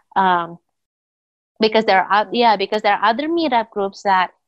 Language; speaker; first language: English; non-native, fluent; Indonesian